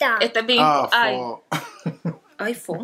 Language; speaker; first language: Spanish; native; Spanish